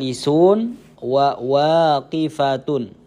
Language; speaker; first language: Arabic; non-native, fluent; Indonesian